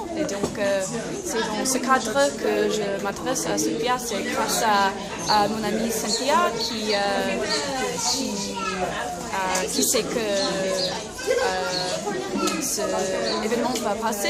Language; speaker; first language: French; non-native, learner; English